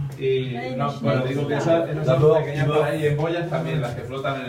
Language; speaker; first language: Spanish; native; Spanish